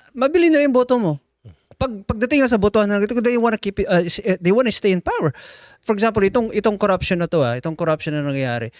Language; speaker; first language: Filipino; non-native, local second language; Iloko